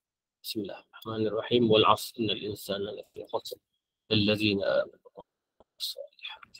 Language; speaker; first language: Arabic; non-native, fluent; Malay